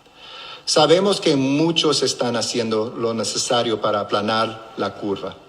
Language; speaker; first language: Spanish; non-native, local second language; English